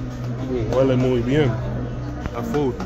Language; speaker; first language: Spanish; non-native, learner; English